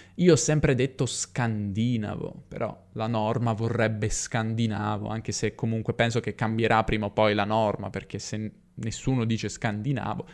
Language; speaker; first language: Italian; native; Italian